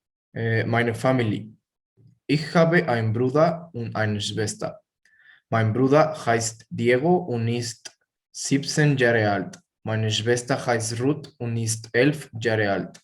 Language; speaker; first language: German; non-native, learner; Spanish